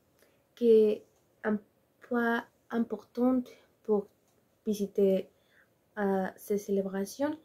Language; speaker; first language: French; non-native, learner; Spanish